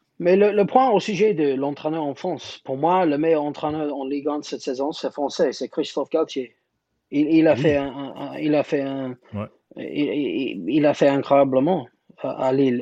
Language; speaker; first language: French; non-native, learner; English